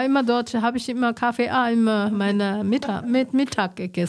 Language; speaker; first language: German; non-native, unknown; Chinese